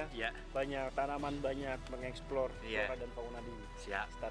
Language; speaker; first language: Indonesian; native; Indonesian